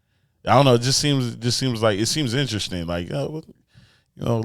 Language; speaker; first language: English; native; English